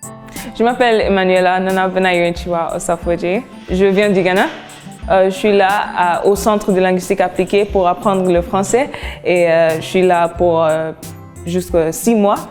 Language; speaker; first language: French; non-native, learner; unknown